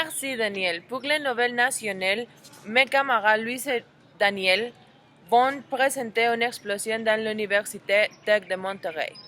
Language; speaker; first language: French; non-native, learner; Spanish